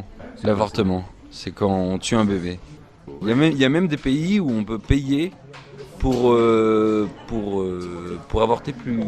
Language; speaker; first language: French; native; French